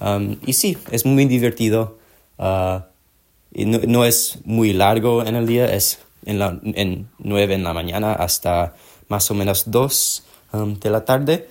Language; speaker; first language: Spanish; non-native, learner; English